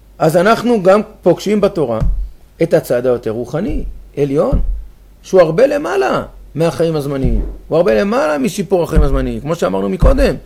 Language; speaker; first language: Hebrew; native; Hebrew